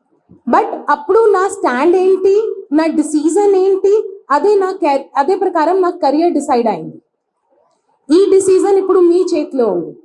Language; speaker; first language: Telugu; non-native, fluent; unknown